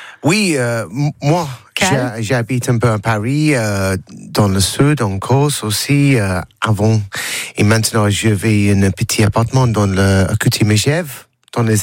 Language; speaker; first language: French; non-native, learner; English